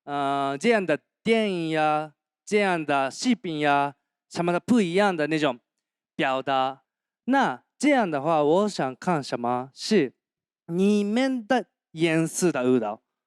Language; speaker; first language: Chinese; non-native, learner; Japanese